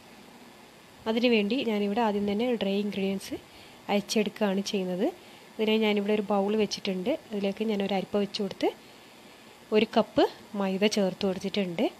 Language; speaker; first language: Malayalam; native; Malayalam